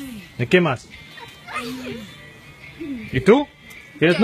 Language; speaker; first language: Spanish; non-native, learner; English